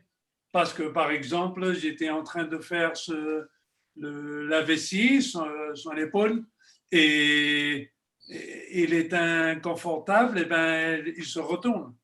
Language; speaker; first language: French; non-native, fluent; Spanish